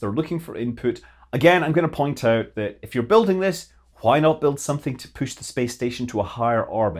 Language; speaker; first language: English; native; English